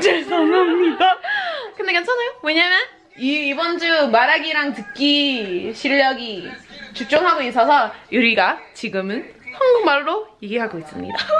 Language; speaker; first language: Korean; non-native, learner; English